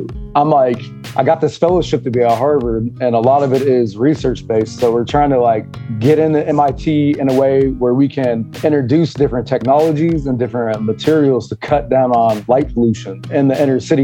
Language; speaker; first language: English; native; English